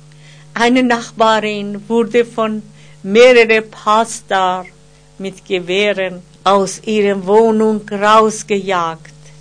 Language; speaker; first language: German; non-native, fluent; Persian